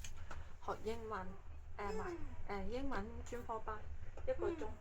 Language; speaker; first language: Cantonese; native; Cantonese